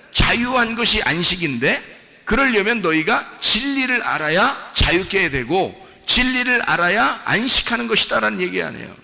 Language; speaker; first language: Korean; native; Korean